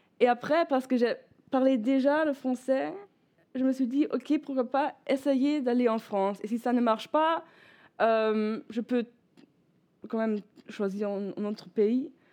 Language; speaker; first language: French; non-native, fluent; German